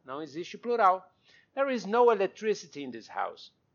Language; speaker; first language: English; non-native, fluent; Portuguese